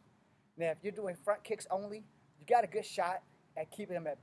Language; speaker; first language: English; native; English